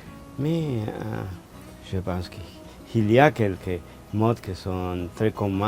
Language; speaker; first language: French; non-native, fluent; Spanish